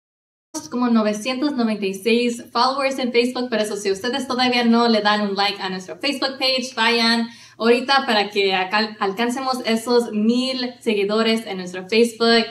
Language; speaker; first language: Spanish; early bilingual, heritage; Spanish